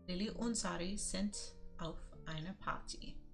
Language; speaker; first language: German; non-native, learner; English